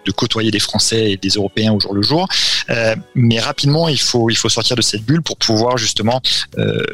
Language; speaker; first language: French; native; French